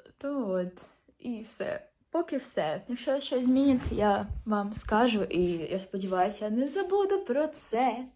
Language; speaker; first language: Ukrainian; non-native, local second language; Russian